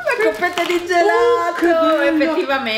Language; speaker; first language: Italian; native; Italian